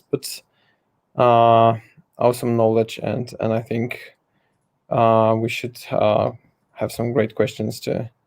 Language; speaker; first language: English; non-native, fluent; Polish